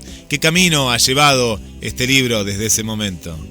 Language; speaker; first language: Spanish; native; Spanish